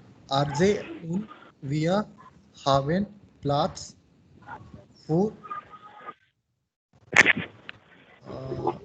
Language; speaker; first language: German; non-native, learner; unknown